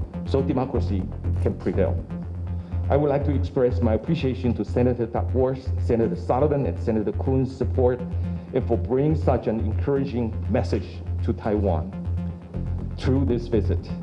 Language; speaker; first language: English; non-native, fluent; Chinese